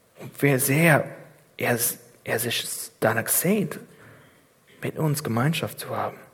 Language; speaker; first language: German; non-native, fluent; English